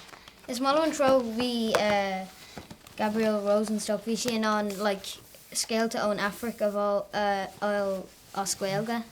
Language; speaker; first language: Irish; non-native, local second language; English